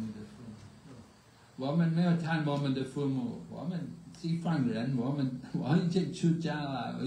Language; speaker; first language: Chinese; non-native, learner; English